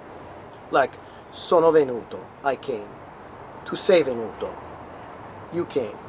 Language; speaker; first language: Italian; non-native, fluent; English